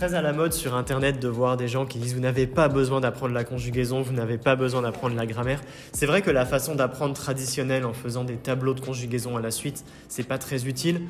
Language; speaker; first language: French; native; French